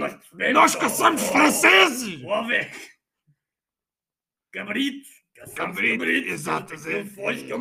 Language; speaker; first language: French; non-native, learner; Portuguese